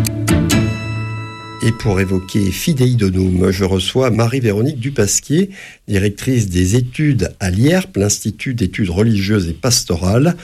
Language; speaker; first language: French; native; French